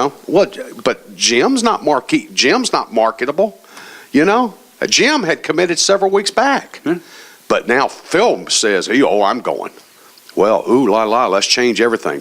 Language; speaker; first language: English; native; English